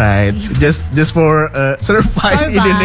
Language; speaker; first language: English; non-native, fluent; Indonesian